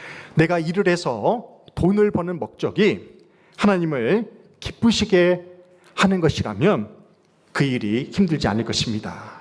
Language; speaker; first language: Korean; native; Korean